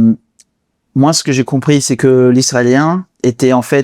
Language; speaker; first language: French; non-native, fluent; English